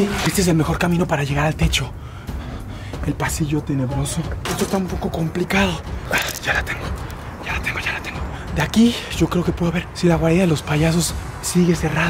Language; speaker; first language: Spanish; native; Spanish